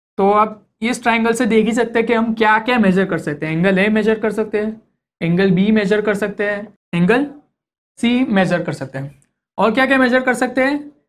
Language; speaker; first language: Hindi; native; Hindi